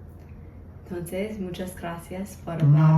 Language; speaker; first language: Spanish; non-native, learner; English